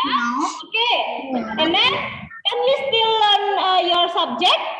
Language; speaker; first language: English; non-native, learner; Indonesian